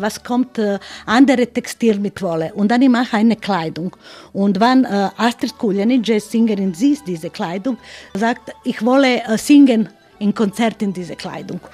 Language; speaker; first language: German; non-native, learner; Croatian